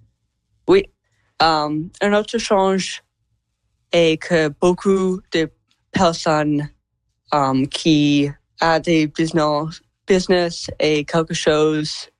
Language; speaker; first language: French; non-native, learner; English